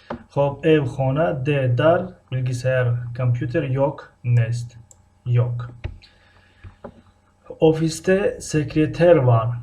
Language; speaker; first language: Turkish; non-native, fluent; Tajik